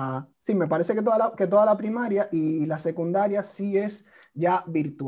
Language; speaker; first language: Spanish; native; Spanish